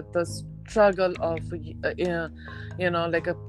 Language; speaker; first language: English; non-native, local second language; Hindi